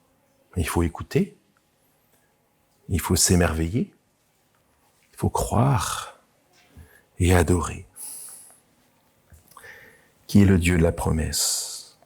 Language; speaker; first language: French; native; French